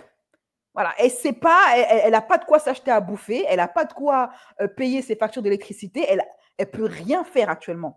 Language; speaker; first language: French; native; French